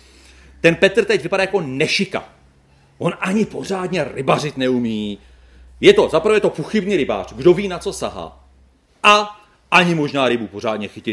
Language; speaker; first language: Czech; native; Czech